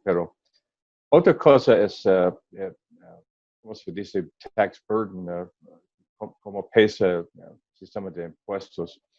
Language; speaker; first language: Spanish; non-native, learner; English